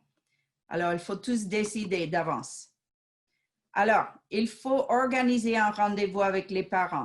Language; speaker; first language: French; non-native, fluent; English